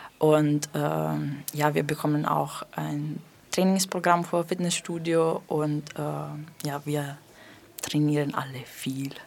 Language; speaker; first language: German; non-native, fluent; Italian